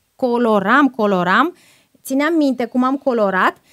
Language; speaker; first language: Romanian; non-native, fluent; Russian